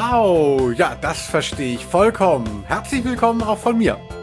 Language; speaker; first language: German; native; German